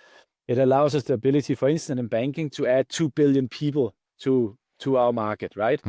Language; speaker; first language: English; non-native, fluent; Danish